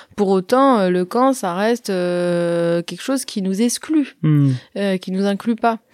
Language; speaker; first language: French; early bilingual, other home language; Arabic